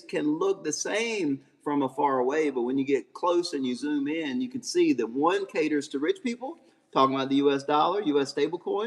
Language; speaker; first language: English; native; English